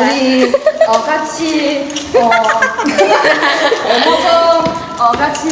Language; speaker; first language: Korean; non-native, learner; Filipino